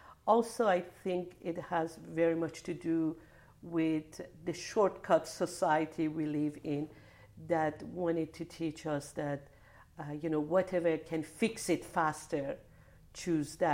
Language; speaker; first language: English; non-native, fluent; Persian